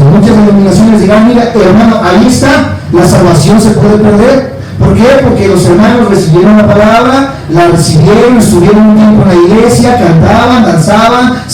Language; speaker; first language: Spanish; native; Spanish